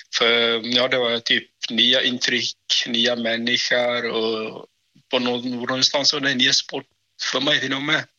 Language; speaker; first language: Swedish; non-native, fluent; Vietnamese